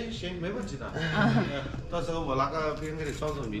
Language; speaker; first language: Chinese; native; Chinese